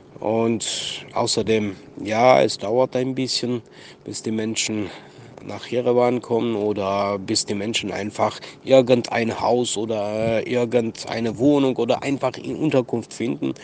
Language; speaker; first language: German; non-native, fluent; Armenian